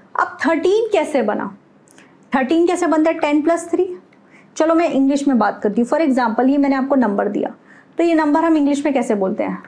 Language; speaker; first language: Hindi; native; Hindi